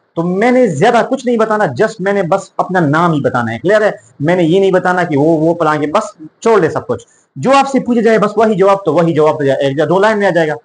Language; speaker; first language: Urdu; non-native, local second language; Pashto